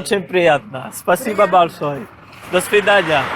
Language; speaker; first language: Russian; non-native, learner; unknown